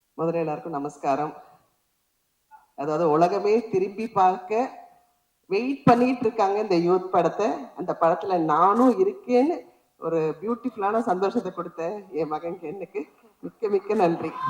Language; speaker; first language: Tamil; native; Tamil